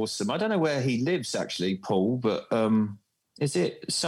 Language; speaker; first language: English; native; English